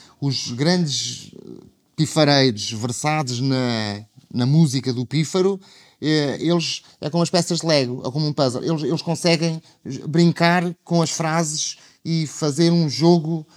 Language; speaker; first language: Portuguese; native; Portuguese